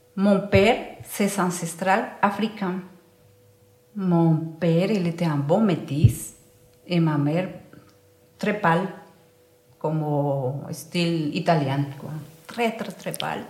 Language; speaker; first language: French; non-native, fluent; Spanish